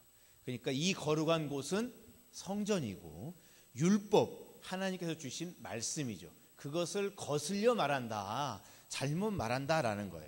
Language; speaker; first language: Korean; native; Korean